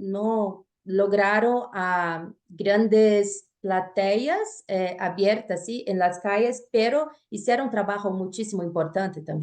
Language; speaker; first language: Spanish; non-native, fluent; Portuguese